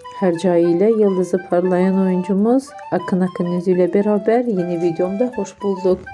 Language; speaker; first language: Turkish; native; Turkish